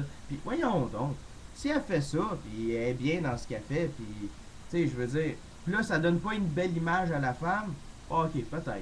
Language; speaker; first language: French; native; French